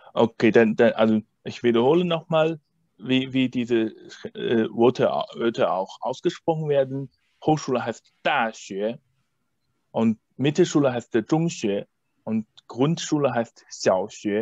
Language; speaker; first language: German; non-native, fluent; Chinese